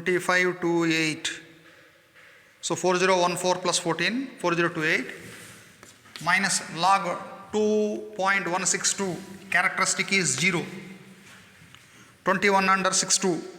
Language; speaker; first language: English; non-native, local second language; Kannada